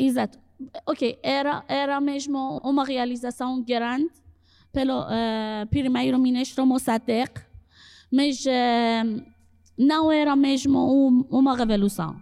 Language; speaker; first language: Portuguese; non-native, fluent; Persian